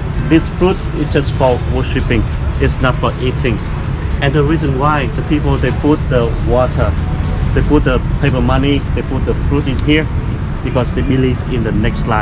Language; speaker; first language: English; non-native, fluent; Vietnamese